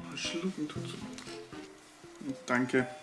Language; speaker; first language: German; native; German